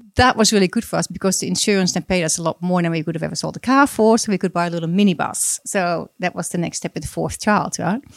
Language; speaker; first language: English; non-native, fluent; Dutch